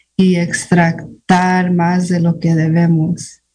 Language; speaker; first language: Spanish; early bilingual, heritage; Spanish